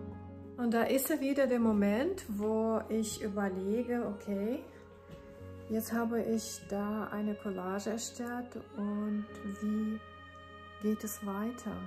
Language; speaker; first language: German; non-native, fluent; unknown